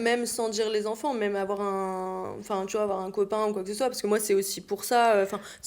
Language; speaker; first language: French; native; French